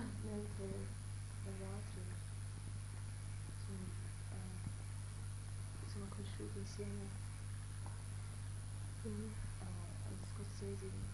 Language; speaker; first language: Italian; early bilingual, heritage; Italian